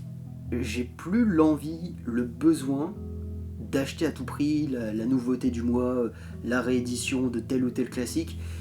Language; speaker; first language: French; native; French